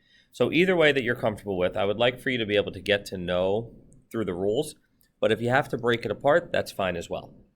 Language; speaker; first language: English; native; English